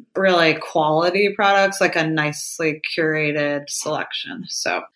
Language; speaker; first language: English; native; English